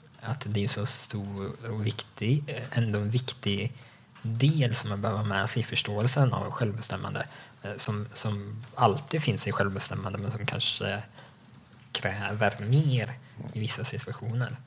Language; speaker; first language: Swedish; native; Swedish